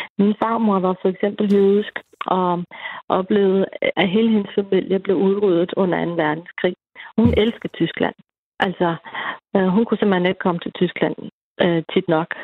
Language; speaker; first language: Danish; native; Danish